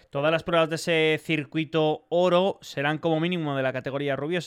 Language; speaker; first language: Spanish; native; Spanish